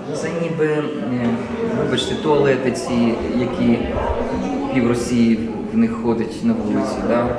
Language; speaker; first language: Ukrainian; non-native, local second language; Russian